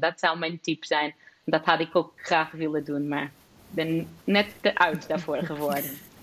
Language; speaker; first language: Dutch; non-native, fluent; Portuguese